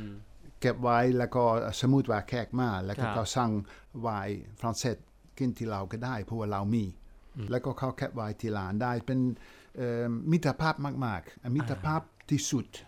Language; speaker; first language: Thai; non-native, fluent; Dutch